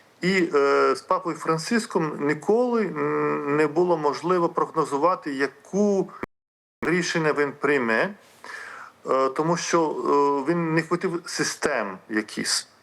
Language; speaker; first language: Ukrainian; non-native, fluent; Lithuanian